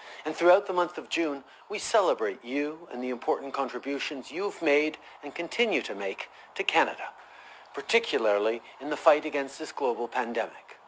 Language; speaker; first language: English; native; English